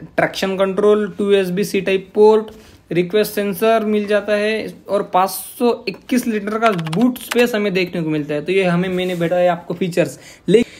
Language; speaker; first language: Hindi; non-native, local second language; Marathi